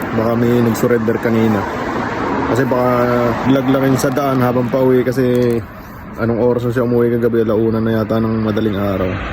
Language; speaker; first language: Filipino; native; Filipino